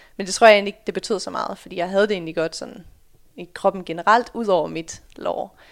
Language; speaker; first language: Danish; early bilingual, other home language; Dutch